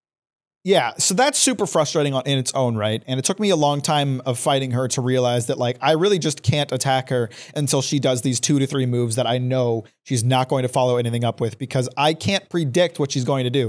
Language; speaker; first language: English; native; English